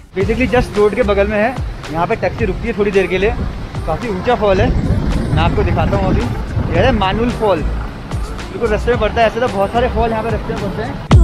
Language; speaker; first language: Hindi; native; Hindi